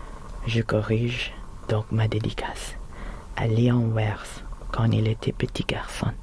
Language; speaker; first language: French; non-native, learner; Filipino